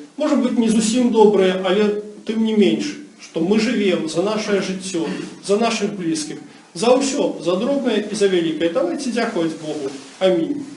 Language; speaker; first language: Belarusian; non-native, local second language; Russian